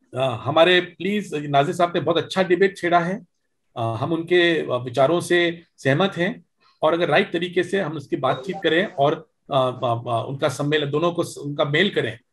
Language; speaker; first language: Hindi; native; Hindi